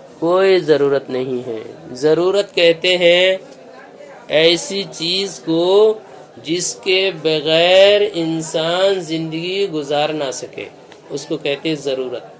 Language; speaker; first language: Urdu; non-native, local second language; Manipuri